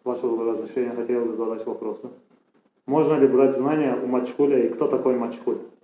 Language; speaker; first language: Russian; native; Russian